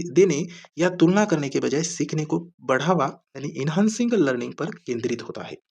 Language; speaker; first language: Hindi; non-native, local second language; Marathi